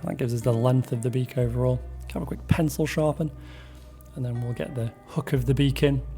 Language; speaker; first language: English; native; English